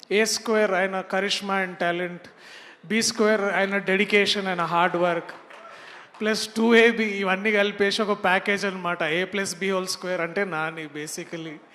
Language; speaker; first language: Telugu; native; Telugu